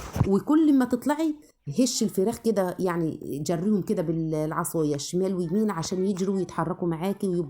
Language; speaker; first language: Arabic; native; Arabic